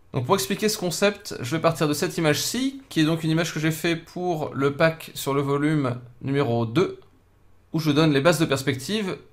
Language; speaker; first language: French; native; French